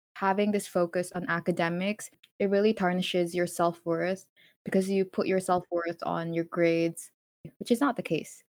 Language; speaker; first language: English; non-native, local second language; Filipino